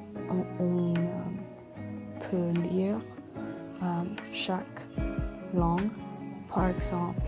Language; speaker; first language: French; non-native, learner; English